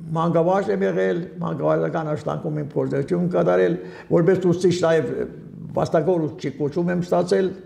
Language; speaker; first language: Armenian; native; Armenian